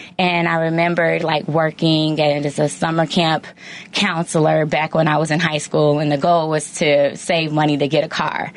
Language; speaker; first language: English; native; English